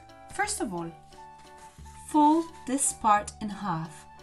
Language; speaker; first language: English; non-native, fluent; Italian